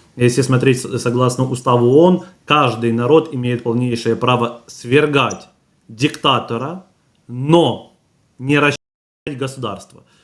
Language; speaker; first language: Russian; native; Russian